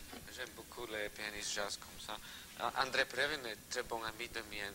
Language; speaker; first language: French; non-native, learner; Russian